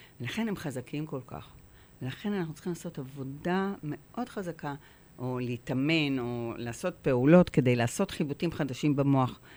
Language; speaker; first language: Hebrew; native; Hebrew